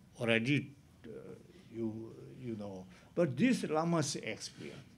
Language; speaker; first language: English; non-native, learner; Tibetan